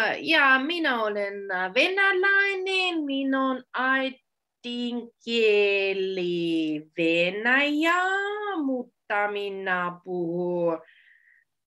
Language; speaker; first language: Finnish; non-native, learner; Russian